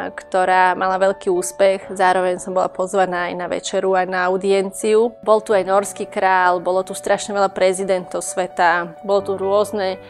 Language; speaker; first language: Slovak; non-native, fluent; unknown